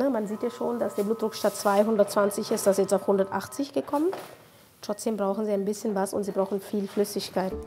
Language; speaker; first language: German; non-native, fluent; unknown